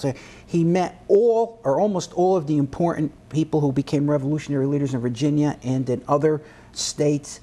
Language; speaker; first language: English; native; English